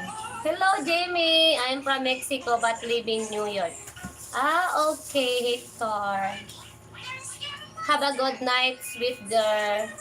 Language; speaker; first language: English; non-native, learner; Filipino